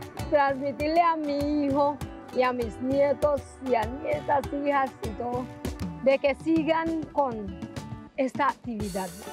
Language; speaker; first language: Spanish; non-native, local second language; English